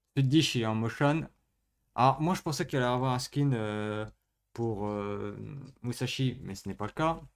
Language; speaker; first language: French; native; French